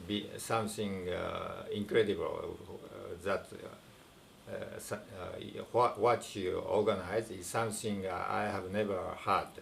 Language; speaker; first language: English; non-native, fluent; Japanese